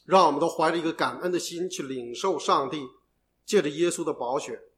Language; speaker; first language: Chinese; native; Chinese